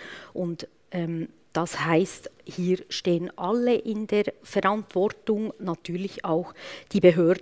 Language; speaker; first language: German; native; German